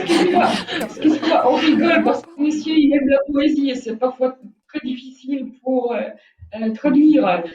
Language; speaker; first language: French; non-native, fluent; Polish